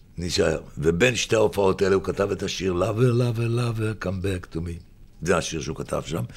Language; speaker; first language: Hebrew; native; Hebrew